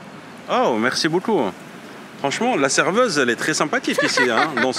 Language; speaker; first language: French; native; French